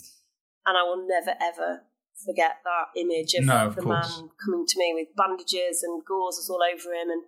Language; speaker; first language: English; native; English